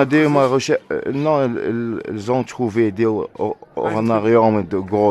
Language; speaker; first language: French; non-native, learner; Arabic